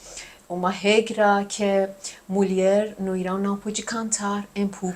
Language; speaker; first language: Portuguese; non-native, learner; Persian